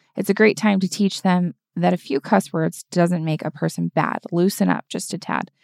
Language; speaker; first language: English; native; English